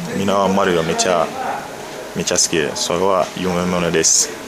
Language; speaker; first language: Japanese; non-native, learner; Bambara